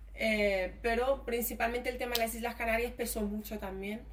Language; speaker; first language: Spanish; early bilingual, other home language; Arabic